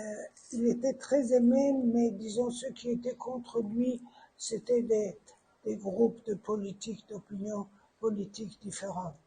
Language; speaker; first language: French; non-native, fluent; Persian